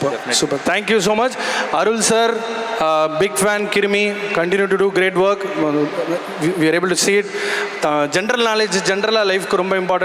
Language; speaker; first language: Tamil; native; Tamil